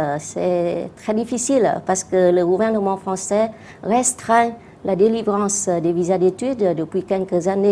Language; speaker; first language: French; non-native, fluent; Vietnamese